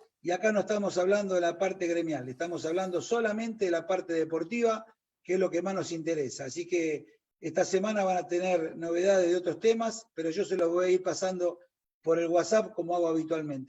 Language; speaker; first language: Spanish; native; Spanish